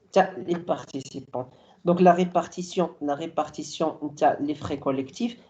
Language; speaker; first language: French; non-native, local second language; Arabic